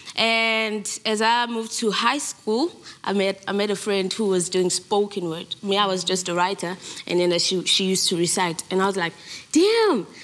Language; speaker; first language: English; non-native, local second language; Zulu